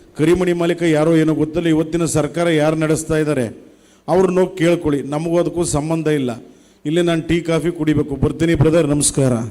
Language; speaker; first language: Kannada; native; Kannada